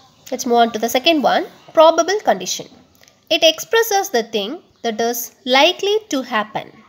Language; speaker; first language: English; non-native, local second language; Tamil